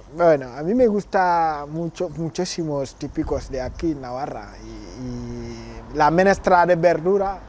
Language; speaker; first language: Spanish; non-native, fluent; Wolof